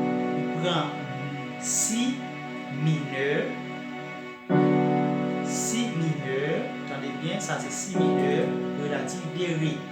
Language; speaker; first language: French; non-native, local second language; Haitian Creole